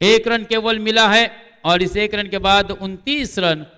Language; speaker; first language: Hindi; non-native, local second language; Marathi